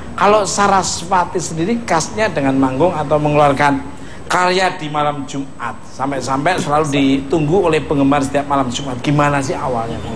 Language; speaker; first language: Indonesian; native; Indonesian